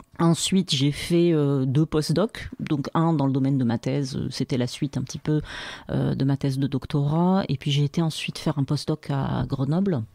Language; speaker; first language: French; non-native, local second language; Arabic